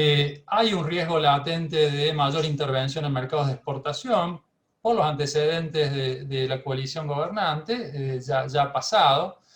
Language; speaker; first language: Spanish; native; Spanish